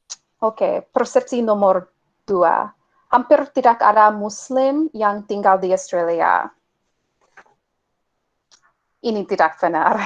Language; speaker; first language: Indonesian; non-native, fluent; English